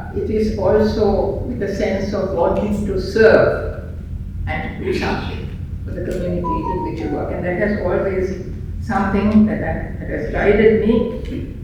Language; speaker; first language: English; non-native, local second language; Sinhala